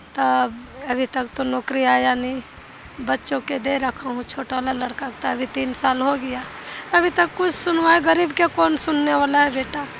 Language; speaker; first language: Hindi; native; Hindi